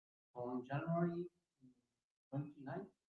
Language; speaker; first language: English; non-native, learner; Spanish